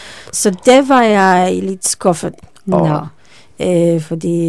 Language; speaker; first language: Danish; non-native, learner; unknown